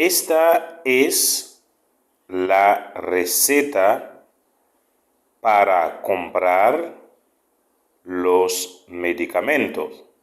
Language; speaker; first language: Spanish; non-native, fluent; Haitian Creole